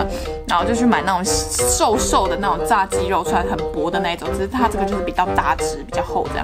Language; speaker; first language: Chinese; native; Chinese